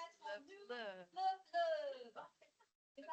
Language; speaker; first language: French; non-native, learner; English